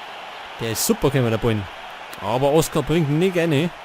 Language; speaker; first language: German; native; German